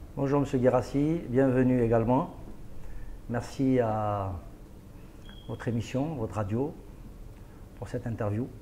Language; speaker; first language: French; non-native, local second language; Arabic